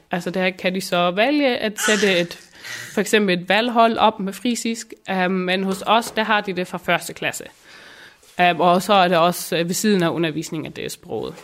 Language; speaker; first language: Danish; non-native, local second language; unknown